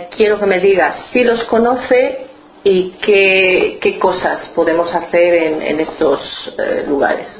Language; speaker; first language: Spanish; native; Spanish